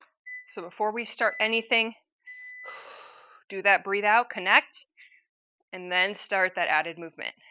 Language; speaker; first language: English; native; English